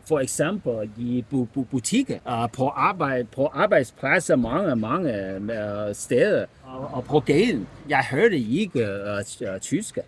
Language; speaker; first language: Danish; non-native, learner; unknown